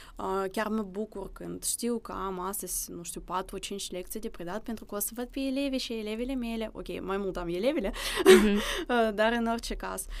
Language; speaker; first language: Romanian; early bilingual, other home language; Russian